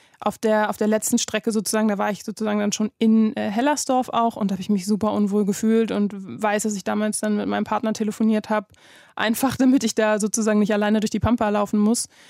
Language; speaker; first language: German; native; German